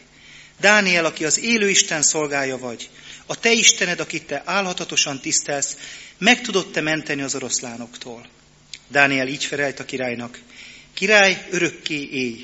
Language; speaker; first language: Hungarian; native; Hungarian